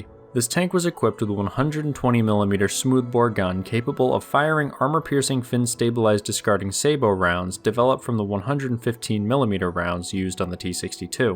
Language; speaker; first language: English; native; English